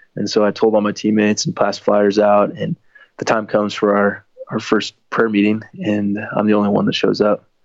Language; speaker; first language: English; native; English